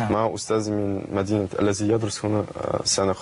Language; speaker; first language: Arabic; non-native, learner; Russian